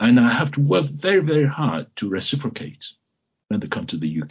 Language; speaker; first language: English; non-native, local second language; Yoruba